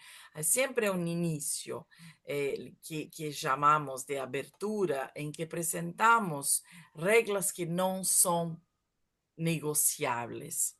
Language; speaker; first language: Spanish; non-native, fluent; Portuguese